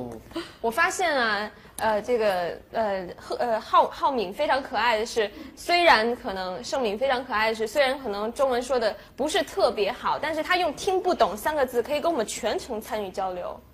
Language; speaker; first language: Chinese; native; Chinese